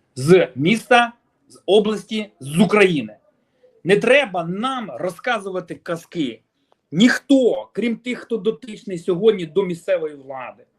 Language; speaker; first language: Ukrainian; native; Ukrainian